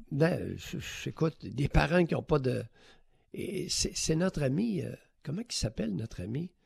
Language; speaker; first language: French; native; French